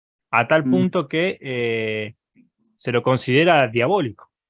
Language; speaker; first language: Spanish; native; Spanish